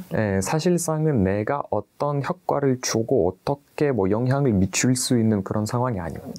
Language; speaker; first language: Korean; non-native, fluent; Russian